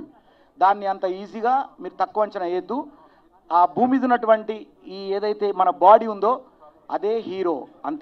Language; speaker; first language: Telugu; native; Telugu